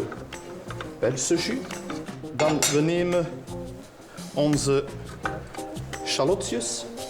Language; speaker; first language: Dutch; non-native, learner; French